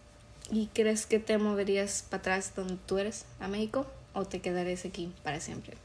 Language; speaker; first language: Spanish; early bilingual, heritage; Spanish